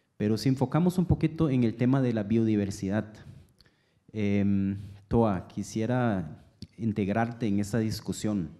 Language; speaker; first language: Spanish; non-native, fluent; German